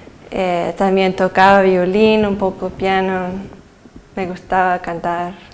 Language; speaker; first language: Spanish; early bilingual, heritage; Spanish